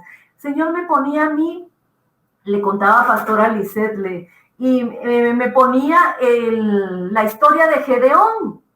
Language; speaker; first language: Spanish; native; Spanish